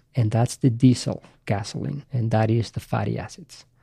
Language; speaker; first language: English; non-native, fluent; Spanish